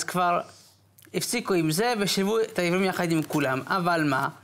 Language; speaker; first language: Hebrew; early bilingual, other home language; English